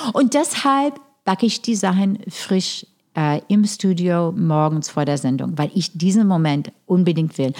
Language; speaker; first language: German; non-native, fluent; English